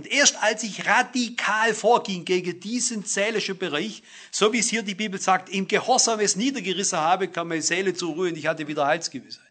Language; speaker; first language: German; native; German